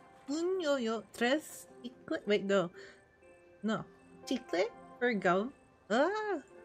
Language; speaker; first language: Spanish; non-native, learner; English